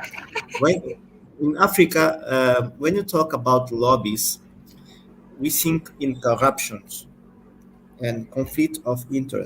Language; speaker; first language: English; non-native, learner; Portuguese